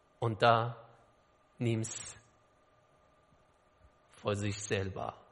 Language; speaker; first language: German; non-native, learner; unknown